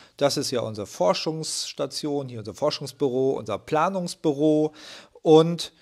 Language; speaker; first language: German; native; German